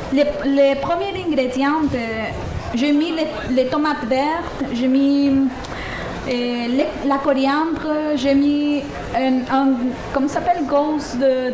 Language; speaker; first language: French; non-native, fluent; Spanish